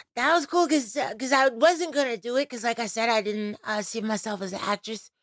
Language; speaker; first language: English; native; English